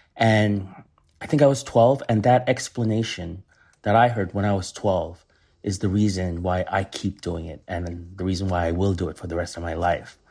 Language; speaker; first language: English; early bilingual, other home language; Korean